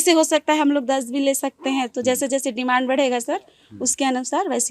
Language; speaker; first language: Hindi; non-native, local second language; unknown